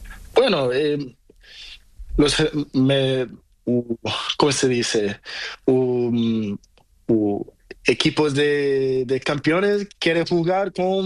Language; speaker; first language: Spanish; non-native, learner; Portuguese